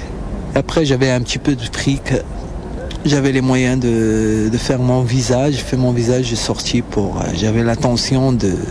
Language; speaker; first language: French; non-native, local second language; Arabic